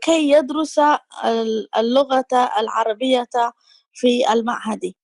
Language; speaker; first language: Arabic; non-native, learner; Tigrinya